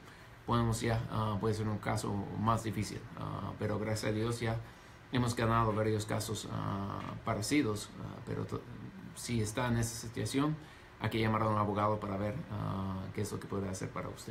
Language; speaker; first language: Spanish; non-native, fluent; English